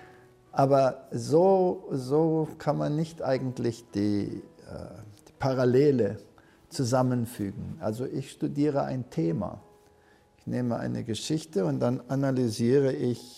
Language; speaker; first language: German; early bilingual, heritage; German